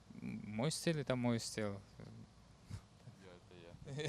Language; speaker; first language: Russian; non-native, learner; Uzbek